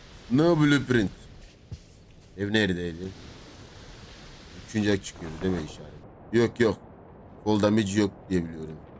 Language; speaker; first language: Turkish; native; Turkish